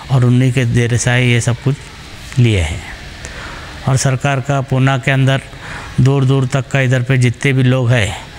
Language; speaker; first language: Hindi; native; Hindi